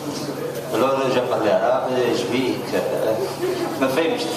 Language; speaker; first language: French; non-native, learner; Italian